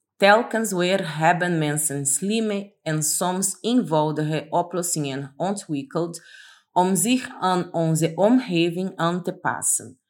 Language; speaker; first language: Dutch; non-native, fluent; Portuguese